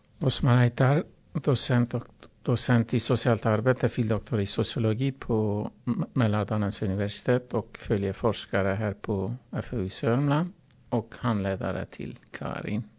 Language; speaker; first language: Swedish; non-native, fluent; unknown